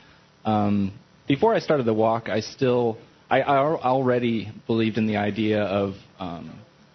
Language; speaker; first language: English; native; English